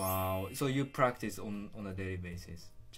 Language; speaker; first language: English; non-native, fluent; Japanese